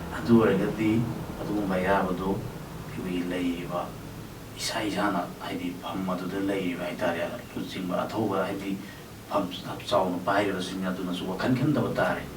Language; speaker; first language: Manipuri; native; Manipuri